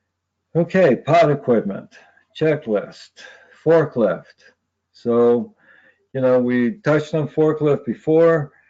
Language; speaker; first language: English; native; English